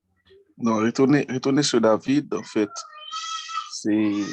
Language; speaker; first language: French; non-native, local second language; Haitian Creole